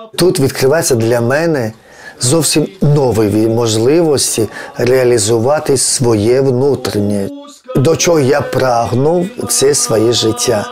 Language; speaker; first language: Ukrainian; non-native, fluent; Georgian